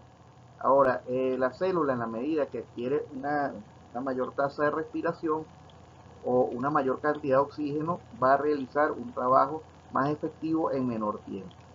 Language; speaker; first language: Spanish; native; Spanish